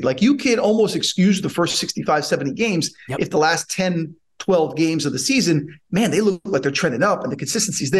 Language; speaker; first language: English; native; English